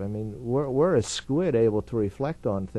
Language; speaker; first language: English; native; English